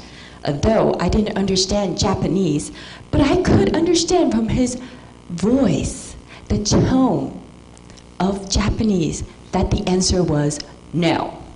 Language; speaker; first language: English; non-native, fluent; Chinese